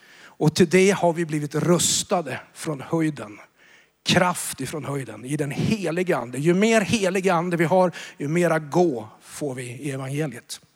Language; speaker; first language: Swedish; native; Swedish